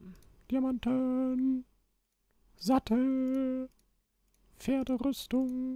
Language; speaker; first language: German; native; German